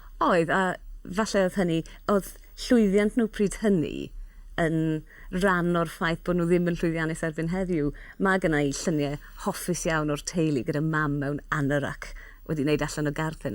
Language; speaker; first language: Welsh; native; Welsh